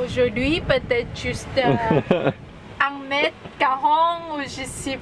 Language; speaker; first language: French; non-native, learner; Thai